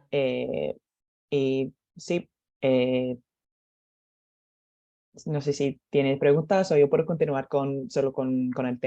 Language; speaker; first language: Spanish; non-native, learner; English